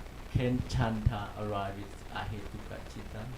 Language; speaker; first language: English; non-native, learner; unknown